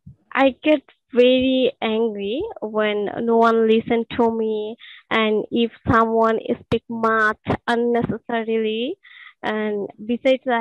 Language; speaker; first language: English; non-native, learner; Bangla